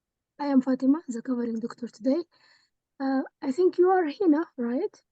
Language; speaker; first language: English; non-native, fluent; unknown